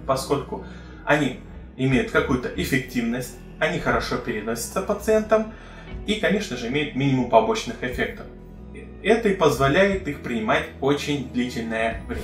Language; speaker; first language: Russian; native; Russian